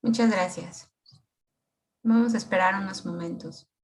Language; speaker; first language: Spanish; native; Spanish